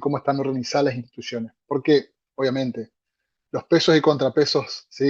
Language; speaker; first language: Spanish; native; Spanish